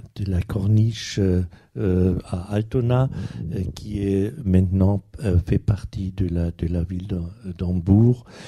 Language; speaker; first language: French; non-native, fluent; German